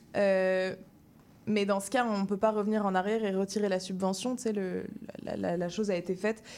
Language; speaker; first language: French; native; French